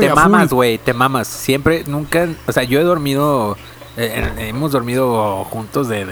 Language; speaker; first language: Spanish; native; Spanish